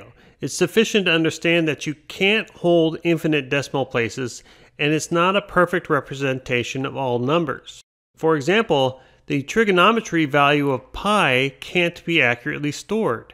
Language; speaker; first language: English; native; English